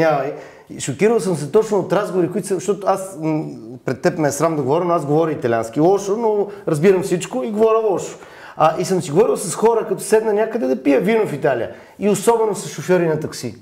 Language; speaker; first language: Bulgarian; native; Bulgarian